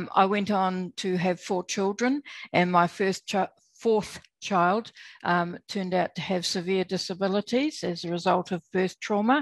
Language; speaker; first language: English; native; English